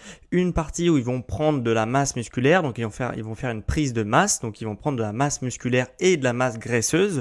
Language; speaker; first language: French; native; French